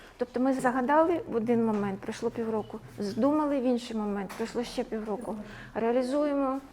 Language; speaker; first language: Ukrainian; native; Ukrainian